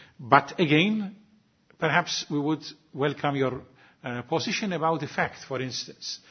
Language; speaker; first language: English; non-native, local second language; Maltese